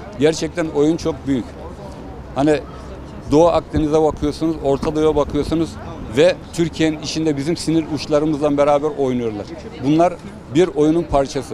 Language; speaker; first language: Turkish; early bilingual, heritage; Turkish